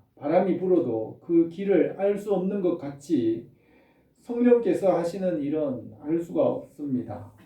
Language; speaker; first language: Korean; native; Korean